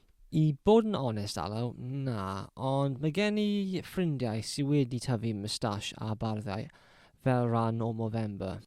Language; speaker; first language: Welsh; non-native, local second language; English